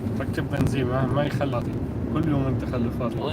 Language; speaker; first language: Arabic; non-native, learner; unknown